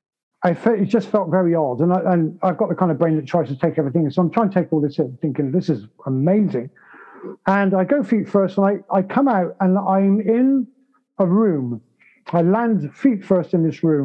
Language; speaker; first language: English; native; English